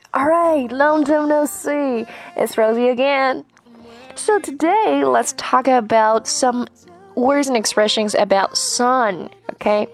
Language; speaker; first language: English; non-native, fluent; Chinese